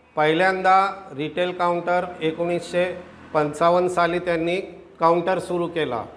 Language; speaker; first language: Marathi; non-native, local second language; Gujarati